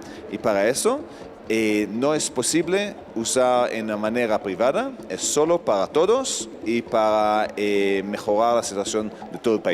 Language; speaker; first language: Spanish; non-native, fluent; Hebrew